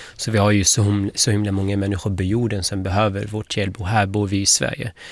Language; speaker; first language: Swedish; non-native, fluent; Arabic